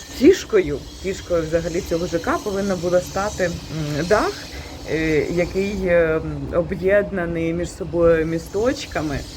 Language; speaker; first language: Ukrainian; native; Ukrainian